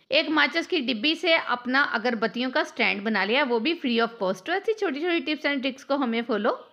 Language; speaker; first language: Hindi; native; Hindi